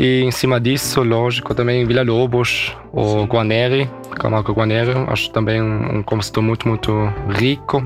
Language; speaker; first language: Portuguese; early bilingual, heritage; German